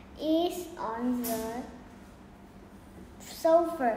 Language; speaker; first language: English; non-native, learner; Vietnamese